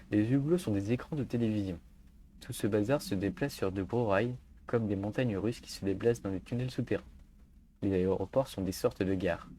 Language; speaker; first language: French; native; French